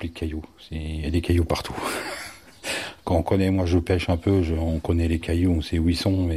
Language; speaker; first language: French; native; French